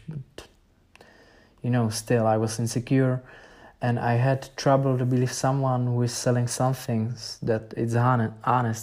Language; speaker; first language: English; non-native, fluent; Czech